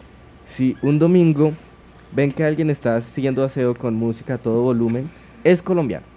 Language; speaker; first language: Spanish; native; Spanish